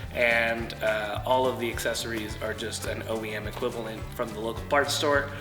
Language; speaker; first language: English; native; English